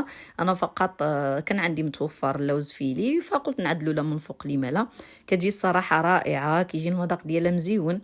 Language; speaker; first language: Arabic; native; Arabic